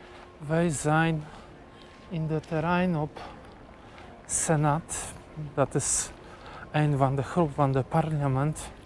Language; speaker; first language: Dutch; non-native, learner; Polish